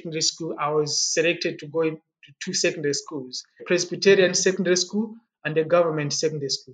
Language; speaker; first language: English; non-native, local second language; Yao